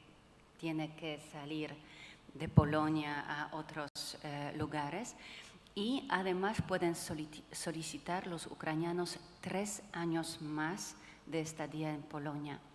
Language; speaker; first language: Spanish; non-native, fluent; Polish